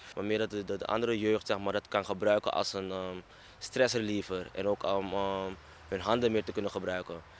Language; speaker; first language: Dutch; early bilingual, other home language; Papiamento